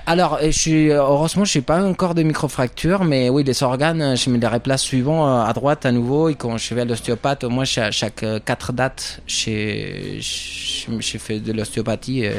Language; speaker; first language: French; non-native, fluent; Spanish